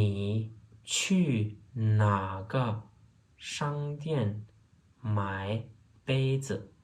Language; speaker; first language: Chinese; non-native, fluent; Turkmen